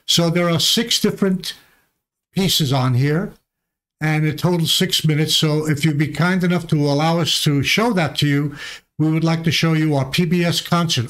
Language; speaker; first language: English; early bilingual, other home language; Armenian